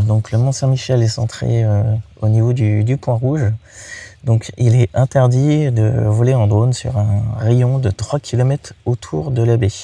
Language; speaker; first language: French; native; French